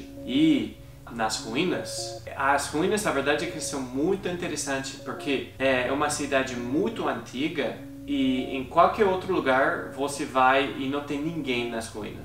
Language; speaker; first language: Portuguese; non-native, fluent; English